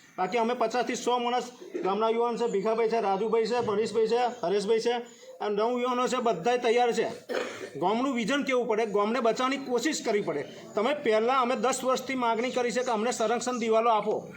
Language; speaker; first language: Gujarati; native; Gujarati